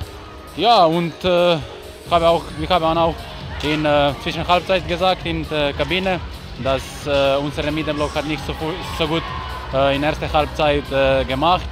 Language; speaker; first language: German; non-native, learner; Croatian